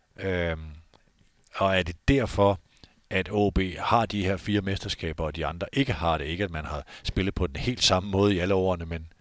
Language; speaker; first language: Danish; native; Danish